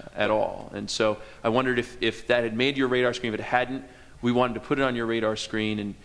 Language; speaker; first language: English; native; English